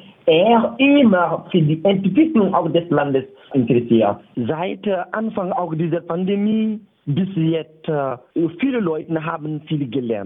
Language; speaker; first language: German; non-native, fluent; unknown